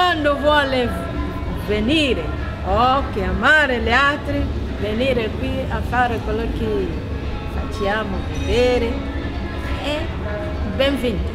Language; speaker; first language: Italian; non-native, learner; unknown